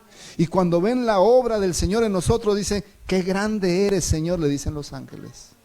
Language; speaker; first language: Spanish; native; Spanish